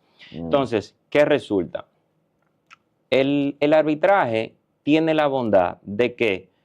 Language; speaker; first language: Spanish; native; Spanish